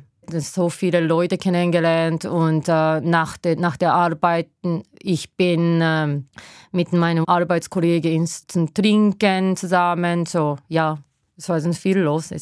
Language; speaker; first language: German; non-native, learner; Japanese